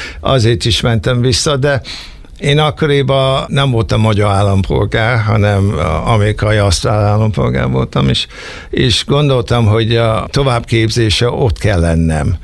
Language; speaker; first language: Hungarian; early bilingual, heritage; Hungarian